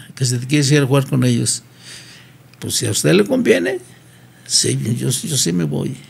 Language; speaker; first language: Spanish; native; Spanish